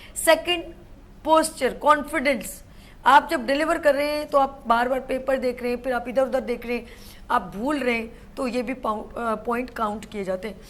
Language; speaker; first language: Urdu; native; Urdu